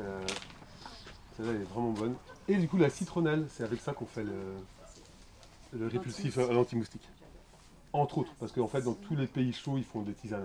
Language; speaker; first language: French; native; French